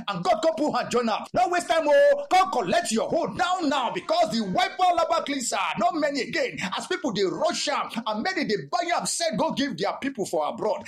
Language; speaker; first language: Nigerian Pidgin; non-native, local second language; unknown